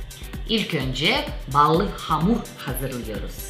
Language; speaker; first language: Turkish; non-native, learner; Russian